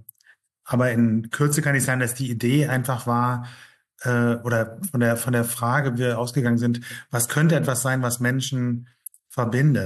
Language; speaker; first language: German; native; German